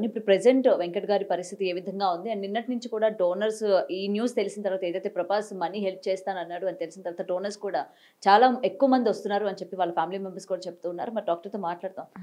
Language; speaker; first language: Telugu; native; Telugu